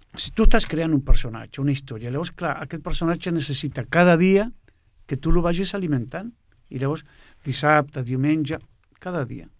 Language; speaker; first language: Catalan; non-native, fluent; Portuguese